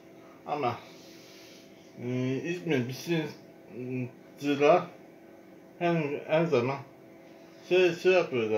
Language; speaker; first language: Turkish; non-native, learner; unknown